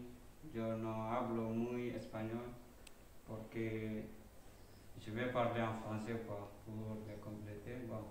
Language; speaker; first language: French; non-native, learner; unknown